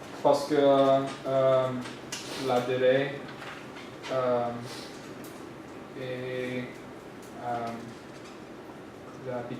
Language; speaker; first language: French; non-native, learner; English